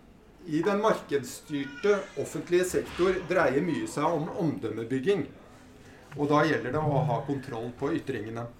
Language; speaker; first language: Norwegian; native; Norwegian